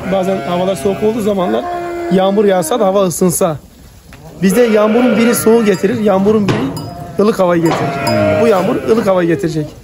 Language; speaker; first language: Turkish; native; Turkish